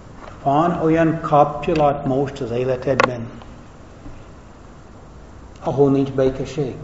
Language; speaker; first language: Hungarian; non-native, fluent; English